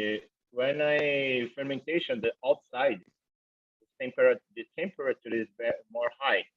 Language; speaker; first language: English; non-native, learner; Portuguese